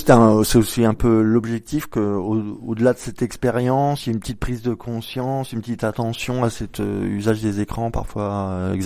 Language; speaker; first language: French; native; French